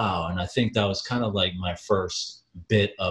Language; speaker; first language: English; early bilingual, other home language; Jamaican Creole English